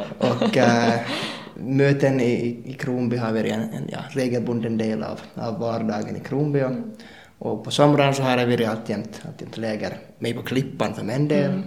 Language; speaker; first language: Swedish; native; Swedish